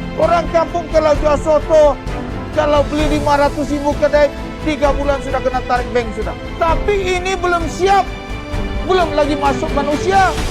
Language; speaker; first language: Malay; non-native, local second language; Chinese